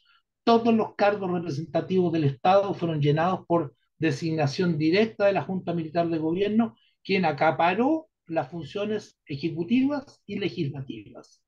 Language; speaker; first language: Spanish; native; Spanish